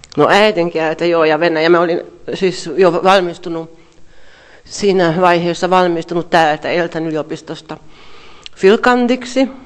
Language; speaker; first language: Finnish; non-native, fluent; Hungarian